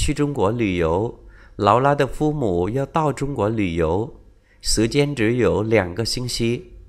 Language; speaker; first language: Chinese; non-native, fluent; Vietnamese